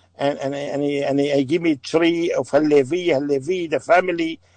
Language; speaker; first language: English; non-native, learner; Arabic